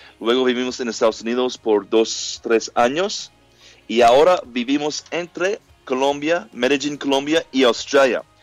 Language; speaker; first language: Spanish; non-native, learner; English